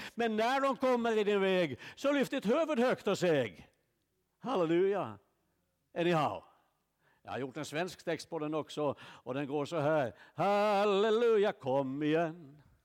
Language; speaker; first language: Swedish; native; Swedish